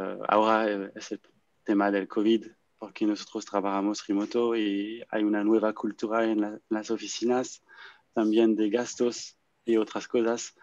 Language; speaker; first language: Spanish; non-native, learner; French